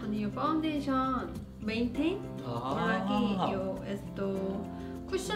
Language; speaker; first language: Nepali; non-native, fluent; Korean